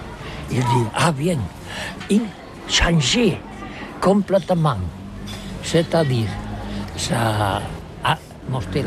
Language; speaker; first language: French; non-native, learner; Catalan